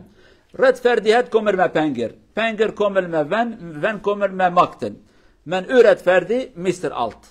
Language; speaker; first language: Norwegian; non-native, learner; Kurdish